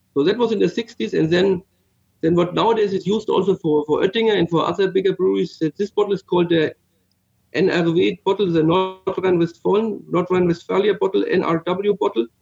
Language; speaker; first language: English; non-native, fluent; German